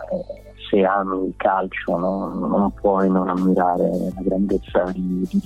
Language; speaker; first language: Italian; native; Italian